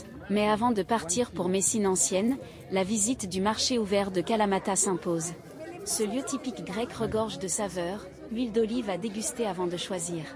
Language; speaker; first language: French; native; French